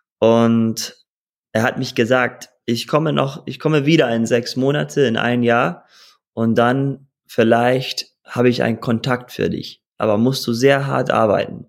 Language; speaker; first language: German; early bilingual, heritage; German